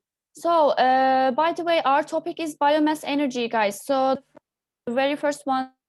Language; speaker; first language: English; non-native, fluent; Turkish